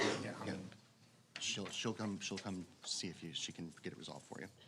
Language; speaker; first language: English; native; English